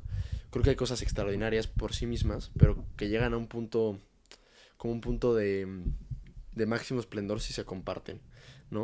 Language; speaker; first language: Spanish; native; Spanish